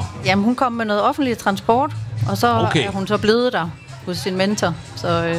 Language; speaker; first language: Danish; native; Danish